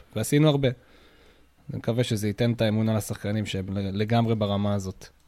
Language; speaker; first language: Hebrew; native; Hebrew